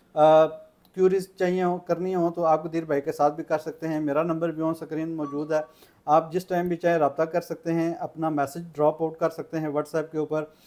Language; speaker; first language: Urdu; non-native, local second language; Punjabi